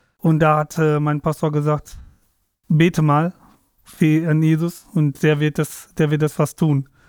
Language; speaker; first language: German; non-native, fluent; Tamil